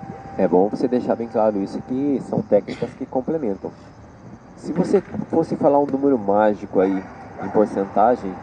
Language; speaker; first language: Portuguese; native; Portuguese